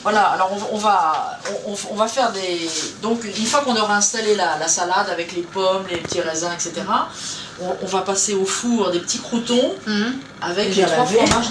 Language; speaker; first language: French; native; French